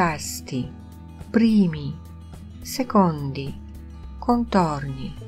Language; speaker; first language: Italian; non-native, fluent; Polish